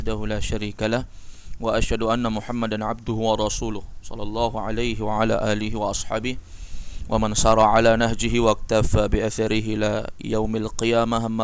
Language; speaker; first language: Arabic; non-native, fluent; Indonesian